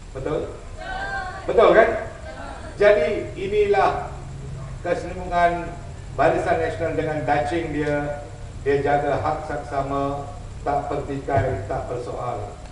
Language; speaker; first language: Malay; non-native, local second language; Tamil